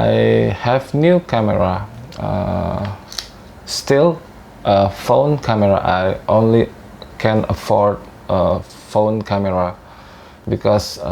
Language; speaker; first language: English; non-native, learner; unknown